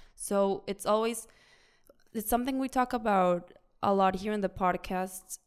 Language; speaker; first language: English; non-native, fluent; Spanish